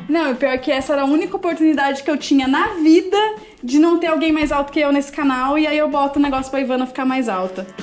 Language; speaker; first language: Portuguese; native; Portuguese